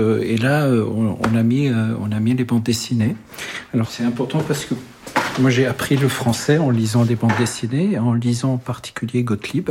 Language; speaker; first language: French; early bilingual, other home language; Arabic